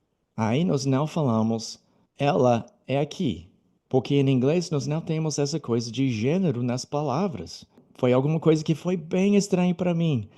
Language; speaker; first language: Portuguese; non-native, fluent; English